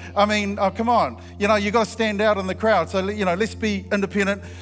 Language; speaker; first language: English; native; English